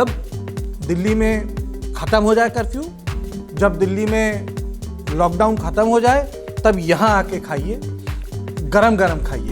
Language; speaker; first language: Hindi; native; Hindi